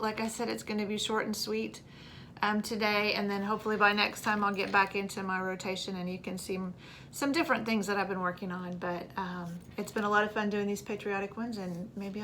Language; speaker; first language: English; native; English